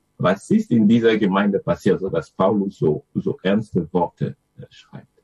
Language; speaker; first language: German; non-native, fluent; French